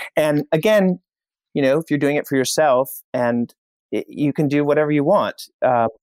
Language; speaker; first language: English; native; English